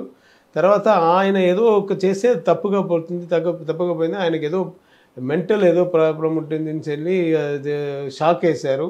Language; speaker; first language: Telugu; non-native, learner; Tamil